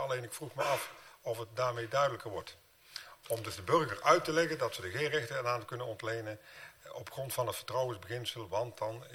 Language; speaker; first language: Dutch; native; Dutch